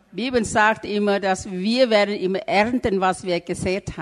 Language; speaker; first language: German; non-native, fluent; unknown